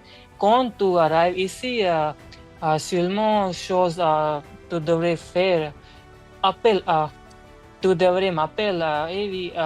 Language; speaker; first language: French; non-native, learner; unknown